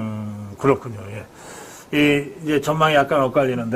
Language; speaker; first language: Korean; native; Korean